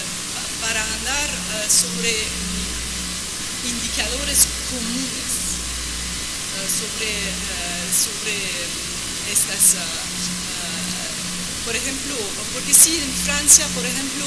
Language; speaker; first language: Spanish; non-native, fluent; French